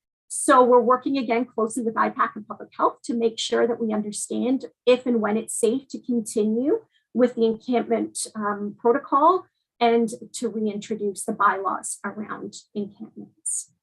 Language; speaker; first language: English; native; English